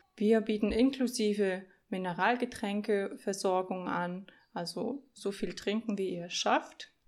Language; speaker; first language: German; early bilingual, other home language; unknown